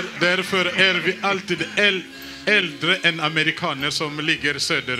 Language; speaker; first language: Swedish; non-native, fluent; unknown